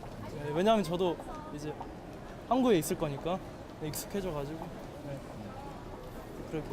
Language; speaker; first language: Korean; early bilingual, heritage; Korean